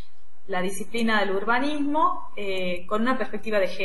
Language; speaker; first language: Spanish; native; Spanish